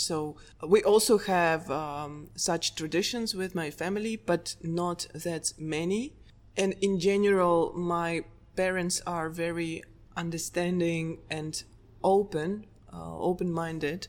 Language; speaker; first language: English; non-native, fluent; Russian